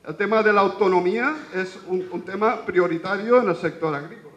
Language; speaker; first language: Spanish; non-native, local second language; Catalan